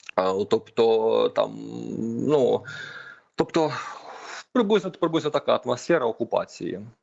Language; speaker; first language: Ukrainian; non-native, local second language; Russian